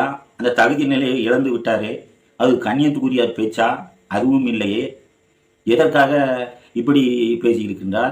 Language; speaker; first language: Tamil; native; Tamil